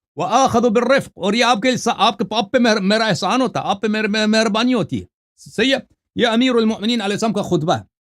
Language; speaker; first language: Urdu; non-native, fluent; Persian